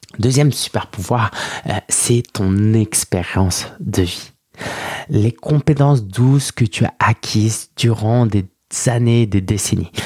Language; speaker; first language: French; early bilingual, other home language; Chinese